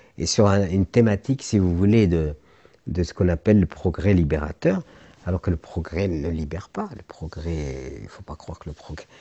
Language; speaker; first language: French; non-native, local second language; Arabic